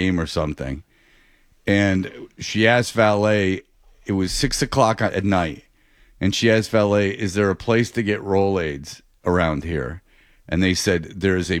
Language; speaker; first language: English; native; English